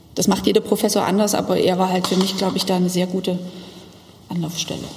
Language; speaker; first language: German; native; German